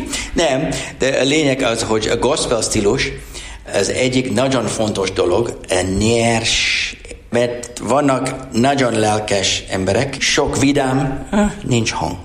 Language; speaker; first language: Hungarian; non-native, learner; English